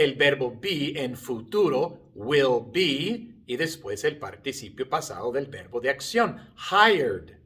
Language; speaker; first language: Spanish; non-native, fluent; English